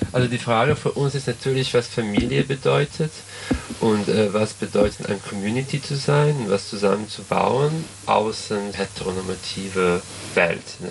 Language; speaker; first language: German; non-native, learner; Serbian